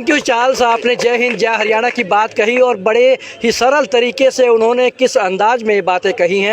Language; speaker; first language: Hindi; native; Hindi